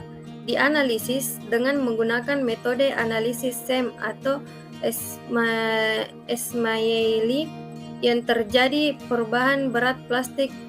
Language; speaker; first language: Indonesian; native; Indonesian